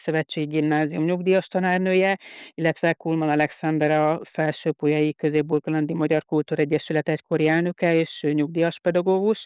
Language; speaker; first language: Hungarian; native; Hungarian